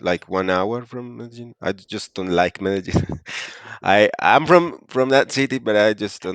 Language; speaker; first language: English; non-native, fluent; Spanish